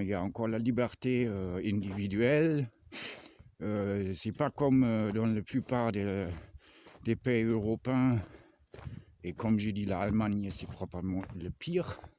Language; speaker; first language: French; non-native, fluent; German